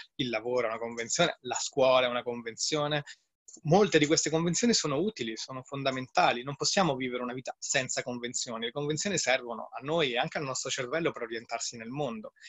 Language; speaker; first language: Italian; native; Italian